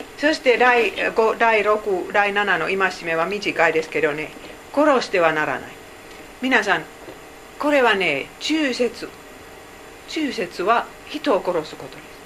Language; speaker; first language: Japanese; non-native, fluent; Finnish